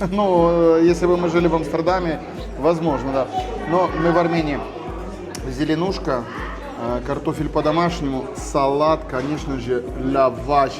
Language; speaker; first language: Russian; native; Russian